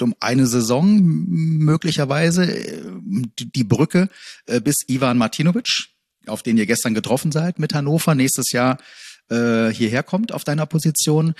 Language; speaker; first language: German; native; German